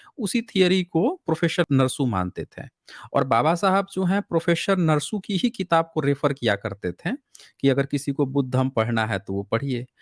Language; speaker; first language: Hindi; native; Hindi